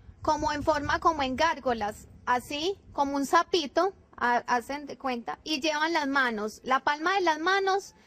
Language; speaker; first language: Spanish; native; Spanish